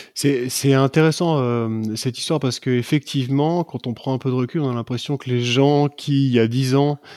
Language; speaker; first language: French; native; French